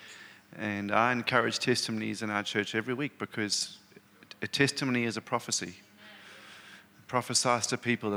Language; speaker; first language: English; native; English